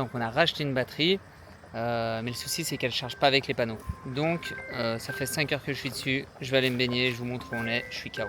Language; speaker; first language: French; native; French